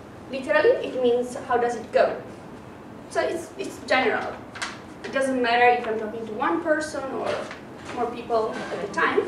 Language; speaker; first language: English; non-native, fluent; Italian